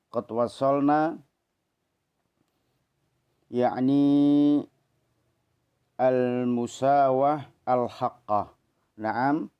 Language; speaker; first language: Arabic; non-native, fluent; Indonesian